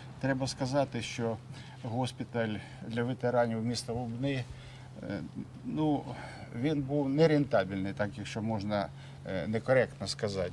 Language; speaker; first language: Ukrainian; native; Ukrainian